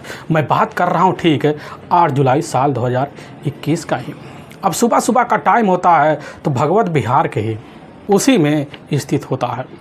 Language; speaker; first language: Hindi; native; Hindi